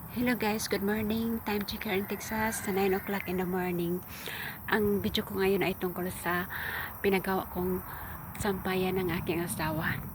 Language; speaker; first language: Filipino; non-native, local second language; Cebuano